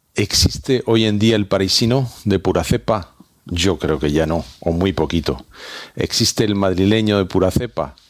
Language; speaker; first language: Spanish; non-native, fluent; French